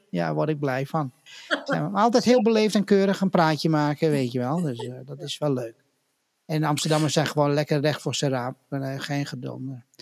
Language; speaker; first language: Dutch; native; Dutch